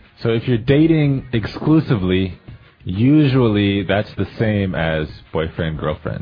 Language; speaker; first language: English; native; English